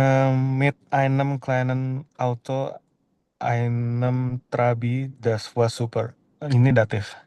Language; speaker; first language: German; non-native, learner; Indonesian